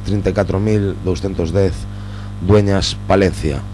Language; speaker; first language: Spanish; non-native, local second language; Galician